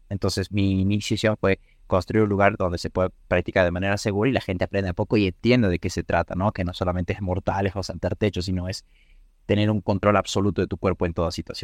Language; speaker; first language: Spanish; native; Spanish